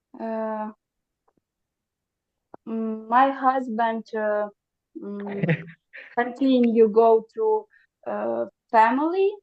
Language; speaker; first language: English; non-native, learner; Ukrainian